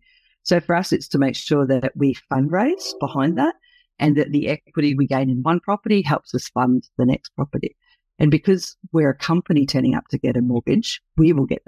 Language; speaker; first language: English; native; English